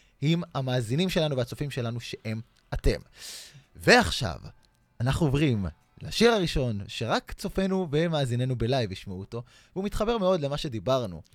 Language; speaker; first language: Hebrew; native; Hebrew